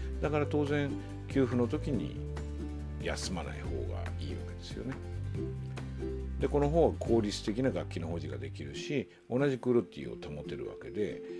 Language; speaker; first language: Japanese; native; Japanese